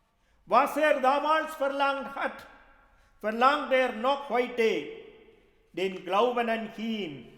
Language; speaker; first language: German; non-native, fluent; Malayalam